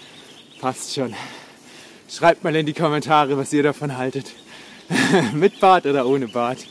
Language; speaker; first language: German; native; German